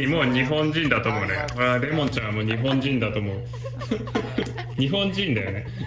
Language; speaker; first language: Japanese; native; Japanese